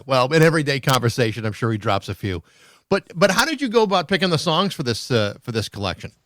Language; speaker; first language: English; native; English